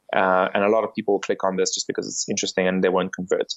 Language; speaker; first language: English; early bilingual, other home language; Bulgarian